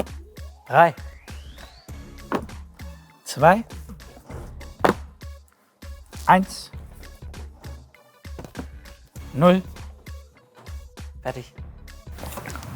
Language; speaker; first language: German; native; German